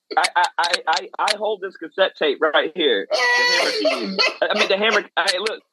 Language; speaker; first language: English; native; English